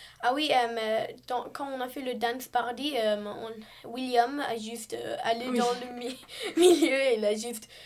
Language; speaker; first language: French; non-native, learner; English